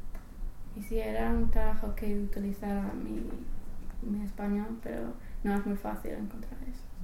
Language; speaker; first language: Spanish; non-native, fluent; English